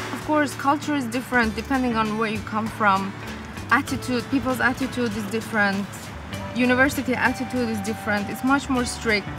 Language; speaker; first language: English; non-native, fluent; Swedish